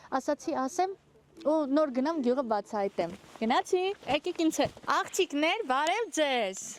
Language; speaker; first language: Armenian; native; Armenian